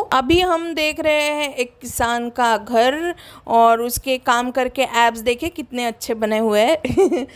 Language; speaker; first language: Hindi; non-native, local second language; Marathi